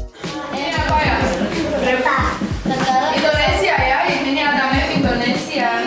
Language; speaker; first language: Indonesian; non-native, fluent; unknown